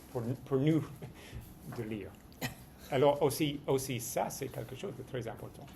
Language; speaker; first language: French; non-native, fluent; English